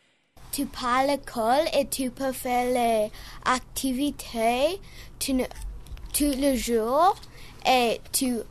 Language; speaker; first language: French; non-native, learner; English